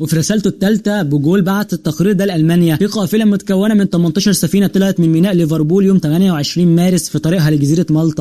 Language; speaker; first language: Arabic; native; Arabic